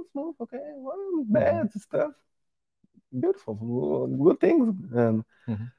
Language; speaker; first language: English; non-native, learner; Portuguese